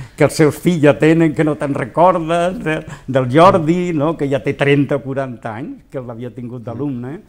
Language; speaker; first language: Catalan; non-native, local second language; Spanish